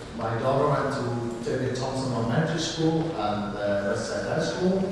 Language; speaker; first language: English; non-native, fluent; Swiss German